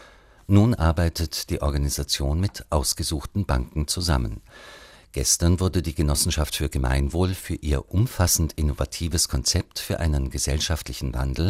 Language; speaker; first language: German; native; German